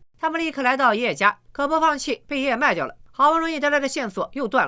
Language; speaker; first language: Chinese; native; Chinese